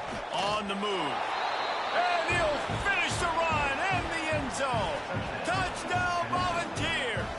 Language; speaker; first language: English; native; English